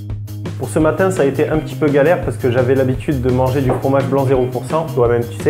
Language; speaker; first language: French; native; French